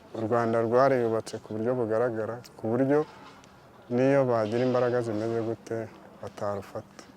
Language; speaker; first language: Kinyarwanda; native; Kinyarwanda